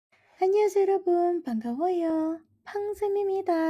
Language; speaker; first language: Korean; non-native, fluent; Indonesian